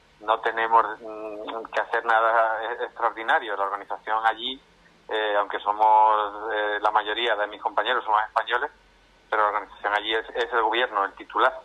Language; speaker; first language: Spanish; native; Spanish